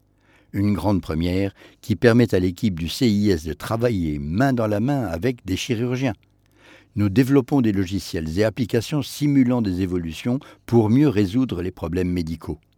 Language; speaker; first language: French; native; French